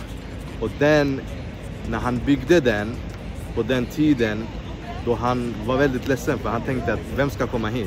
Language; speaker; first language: Swedish; non-native, fluent; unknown